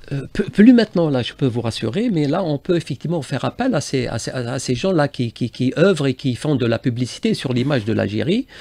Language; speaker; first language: French; non-native, local second language; Arabic